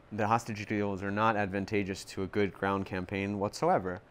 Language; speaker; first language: English; native; English